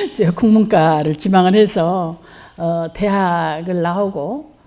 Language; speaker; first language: Korean; native; Korean